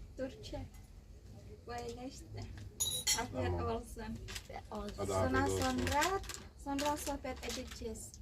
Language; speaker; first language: Turkish; non-native, learner; Indonesian